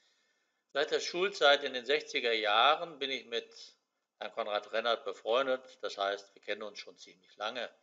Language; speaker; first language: German; native; German